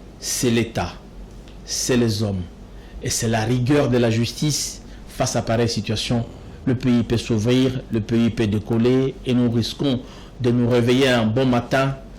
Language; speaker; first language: French; non-native, local second language; Lingala